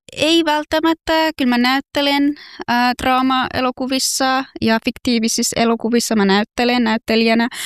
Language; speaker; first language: Finnish; non-native, fluent; Persian